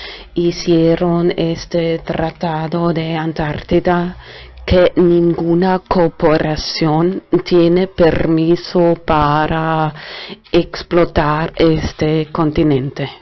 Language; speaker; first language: Spanish; non-native, fluent; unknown